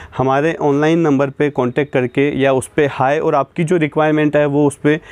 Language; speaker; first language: Hindi; native; Hindi